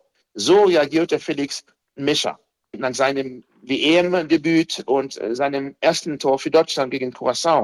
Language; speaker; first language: German; non-native, fluent; Haitian Creole